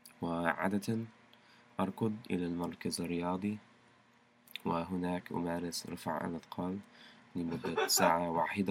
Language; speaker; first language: Arabic; non-native, learner; English